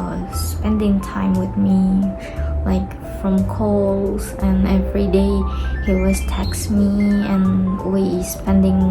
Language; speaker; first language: English; non-native, learner; Indonesian